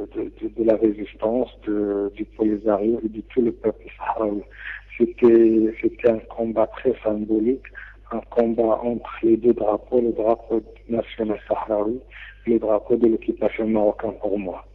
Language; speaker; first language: French; non-native, local second language; Arabic